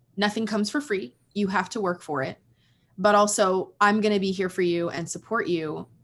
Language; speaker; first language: English; early bilingual, other home language; Spanish